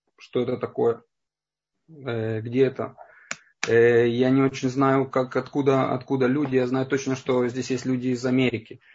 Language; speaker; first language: Russian; native; Russian